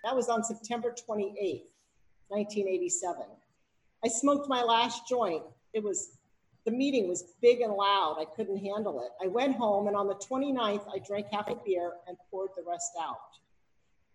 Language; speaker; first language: English; native; English